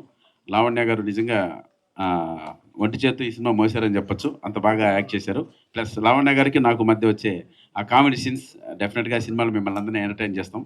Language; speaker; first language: Telugu; native; Telugu